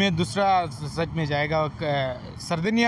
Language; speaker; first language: Hindi; non-native, learner; Bangla